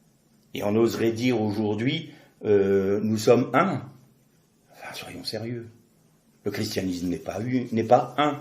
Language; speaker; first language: French; native; French